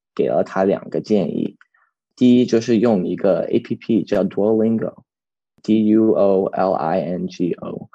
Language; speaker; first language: Chinese; early bilingual, heritage; Chinese